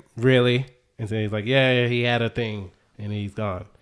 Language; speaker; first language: English; native; English